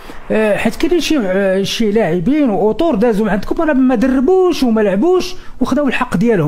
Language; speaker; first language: Arabic; native; Arabic